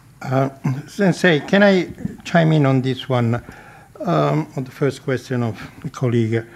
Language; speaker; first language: English; non-native, fluent; Italian